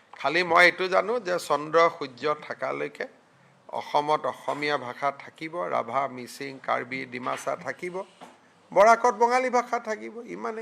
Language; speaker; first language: Assamese; native; Assamese